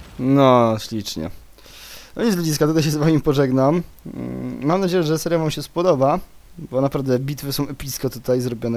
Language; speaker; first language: Polish; native; Polish